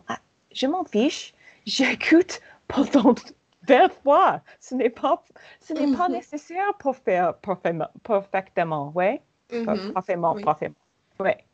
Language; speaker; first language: French; non-native, fluent; English